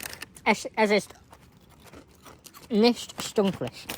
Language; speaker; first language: German; non-native, learner; English